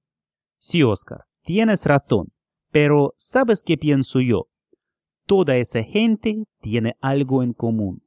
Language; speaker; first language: Spanish; non-native, fluent; Russian